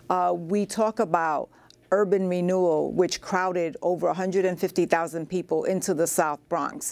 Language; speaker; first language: English; native; English